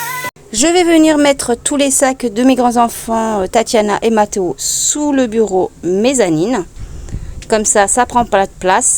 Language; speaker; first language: French; native; French